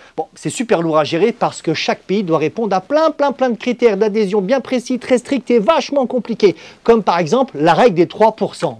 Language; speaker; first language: French; native; French